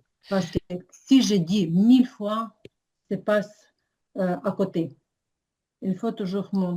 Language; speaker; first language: French; non-native, learner; Ukrainian